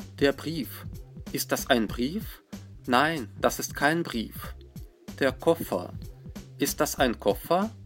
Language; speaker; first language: German; non-native, fluent; Russian